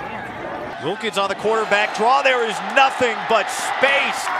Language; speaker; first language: English; native; English